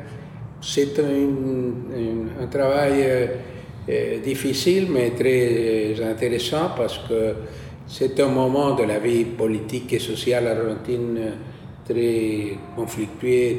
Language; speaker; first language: French; non-native, fluent; Spanish